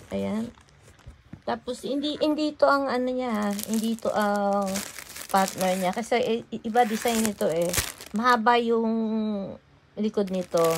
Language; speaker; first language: Filipino; non-native, local second language; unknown